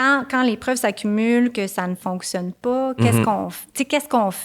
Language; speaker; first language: French; native; French